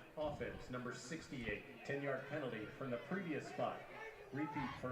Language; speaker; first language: English; native; English